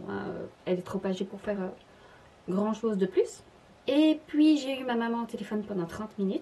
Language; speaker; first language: French; native; French